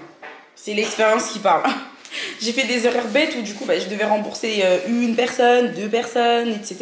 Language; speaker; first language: French; native; French